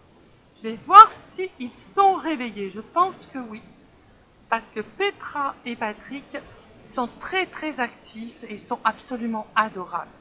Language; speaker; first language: French; native; French